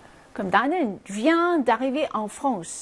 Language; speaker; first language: French; non-native, fluent; Korean